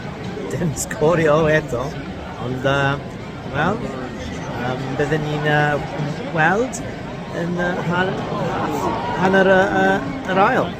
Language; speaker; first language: Welsh; non-native, learner; English